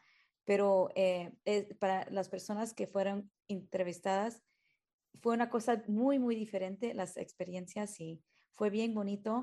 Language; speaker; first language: Spanish; early bilingual, heritage; Spanish